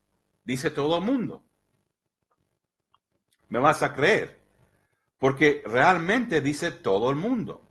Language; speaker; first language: Spanish; early bilingual, heritage; Spanish